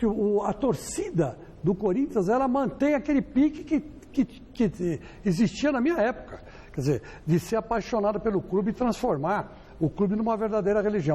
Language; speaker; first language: Portuguese; native; Portuguese